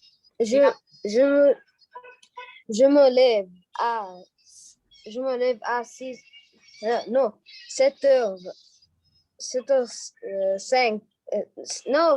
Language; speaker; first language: French; non-native, learner; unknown